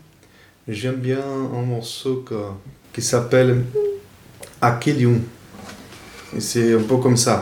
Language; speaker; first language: French; non-native, fluent; Portuguese